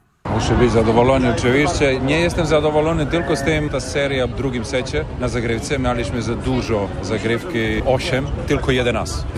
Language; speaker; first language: Polish; non-native, learner; Serbian